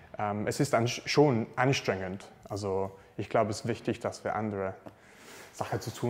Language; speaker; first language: German; non-native, learner; English